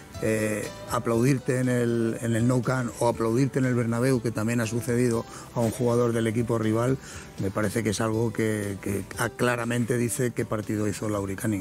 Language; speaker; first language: Spanish; native; Spanish